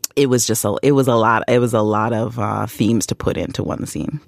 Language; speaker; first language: English; native; English